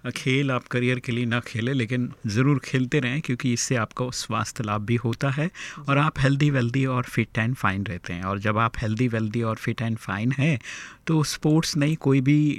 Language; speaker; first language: Hindi; native; Hindi